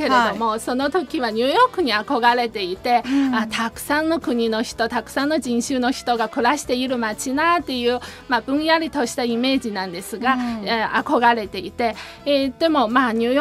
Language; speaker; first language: Japanese; non-native, fluent; Chinese